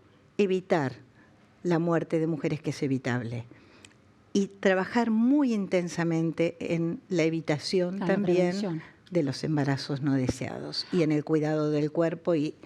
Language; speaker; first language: Spanish; native; Spanish